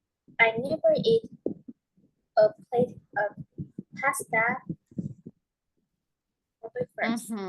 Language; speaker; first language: English; non-native, learner; Vietnamese